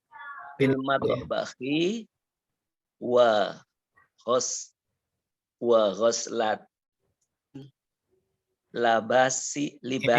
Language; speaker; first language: Arabic; non-native, learner; Indonesian